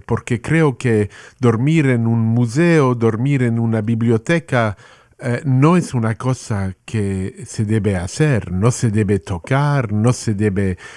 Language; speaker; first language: Spanish; non-native, learner; English